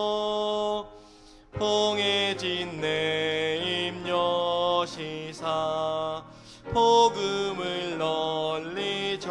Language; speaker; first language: Korean; native; Korean